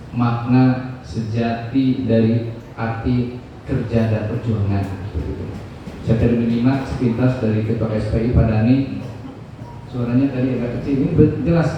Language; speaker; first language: Indonesian; non-native, local second language; Sundanese